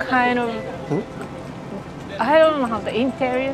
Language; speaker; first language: English; non-native, learner; Japanese